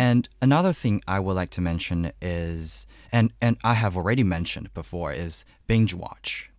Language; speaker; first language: English; non-native, fluent; Chinese